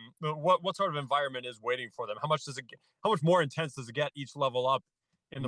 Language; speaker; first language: English; native; English